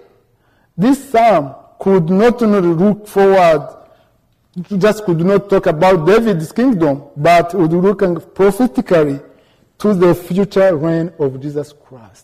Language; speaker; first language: English; non-native, local second language; Kinyarwanda